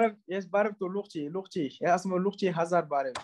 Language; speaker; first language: Armenian; non-native, learner; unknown